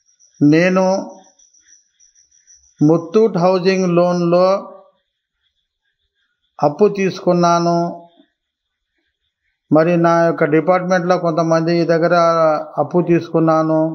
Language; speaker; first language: Telugu; native; Telugu